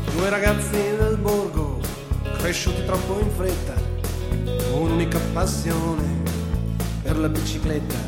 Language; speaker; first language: Italian; native; Italian